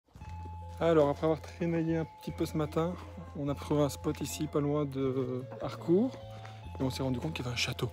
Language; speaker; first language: French; native; French